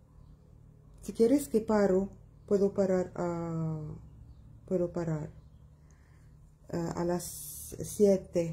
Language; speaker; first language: Spanish; non-native, fluent; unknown